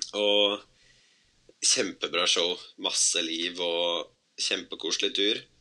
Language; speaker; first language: Norwegian; early bilingual, other home language; Spanish